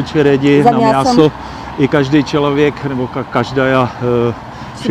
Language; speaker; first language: Russian; non-native, learner; Czech